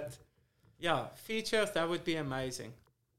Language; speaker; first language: English; non-native, fluent; Afrikaans